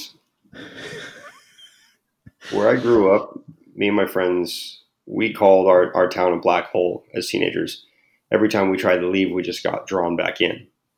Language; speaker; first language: English; native; English